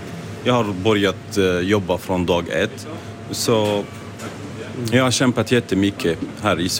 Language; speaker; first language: Swedish; non-native, learner; Arabic